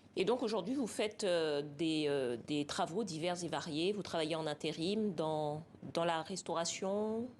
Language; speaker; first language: French; native; French